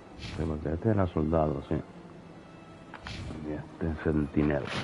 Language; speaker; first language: Spanish; non-native, fluent; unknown